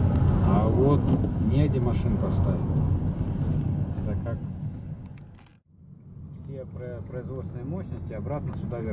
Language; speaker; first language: Russian; native; Russian